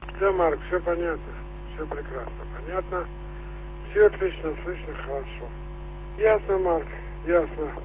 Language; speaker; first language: Russian; native; Russian